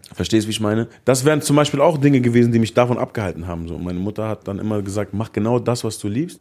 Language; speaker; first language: German; early bilingual, other home language; Arabic